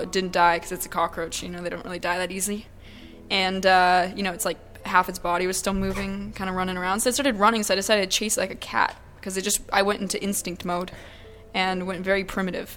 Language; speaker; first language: English; early bilingual, other home language; Russian